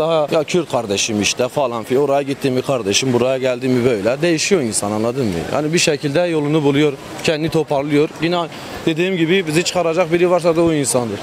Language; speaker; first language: Turkish; non-native, local second language; Kurdish